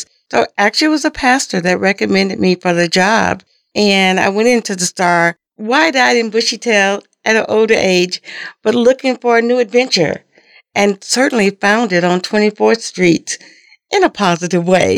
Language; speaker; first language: English; native; English